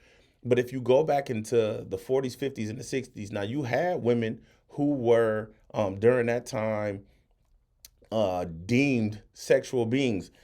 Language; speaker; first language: English; native; English